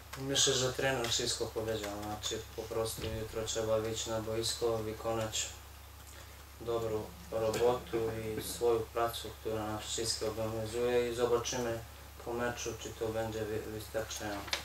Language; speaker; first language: Polish; non-native, fluent; Serbian